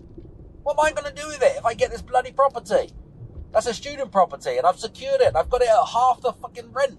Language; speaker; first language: English; native; English